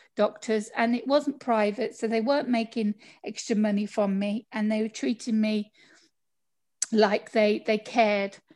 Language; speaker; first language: English; native; English